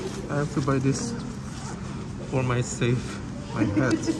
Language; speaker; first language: English; non-native, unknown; Indonesian